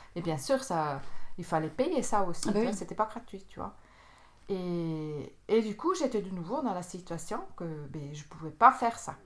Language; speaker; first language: French; native; French